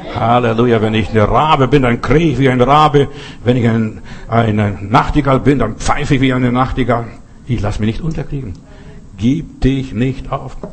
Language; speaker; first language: German; non-native, fluent; Russian